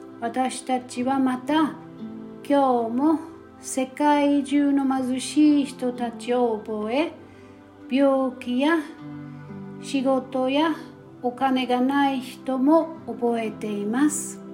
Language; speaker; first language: Japanese; non-native, fluent; German